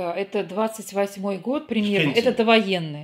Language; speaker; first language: Russian; native; Russian